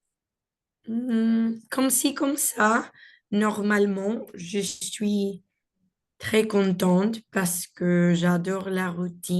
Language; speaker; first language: French; non-native, learner; Spanish